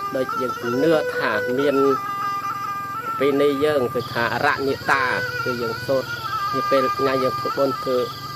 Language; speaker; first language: Khmer; non-native, local second language; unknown